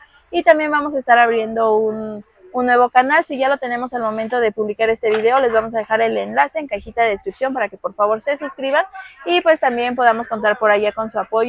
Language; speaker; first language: Spanish; native; Spanish